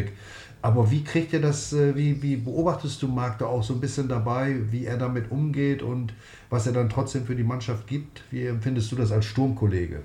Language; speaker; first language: German; native; German